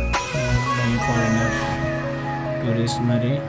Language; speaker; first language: Indonesian; non-native, learner; Bangla